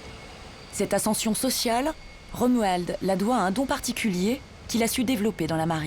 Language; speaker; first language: French; native; French